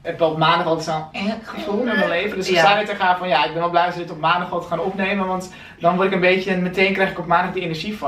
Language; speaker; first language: Dutch; native; Dutch